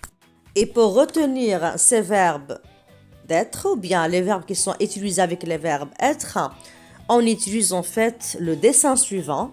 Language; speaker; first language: French; non-native, local second language; Arabic